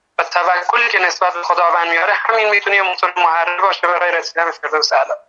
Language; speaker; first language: Persian; native; Persian